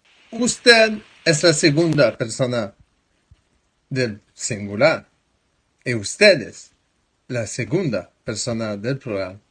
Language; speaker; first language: Spanish; non-native, fluent; French